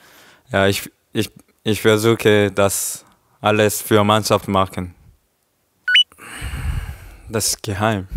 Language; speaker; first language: German; non-native, learner; Korean